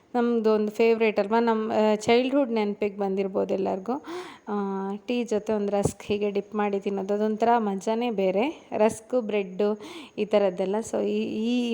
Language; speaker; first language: Kannada; non-native, local second language; Tulu